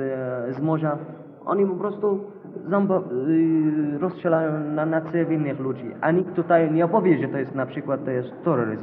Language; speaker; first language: Polish; non-native, learner; Arabic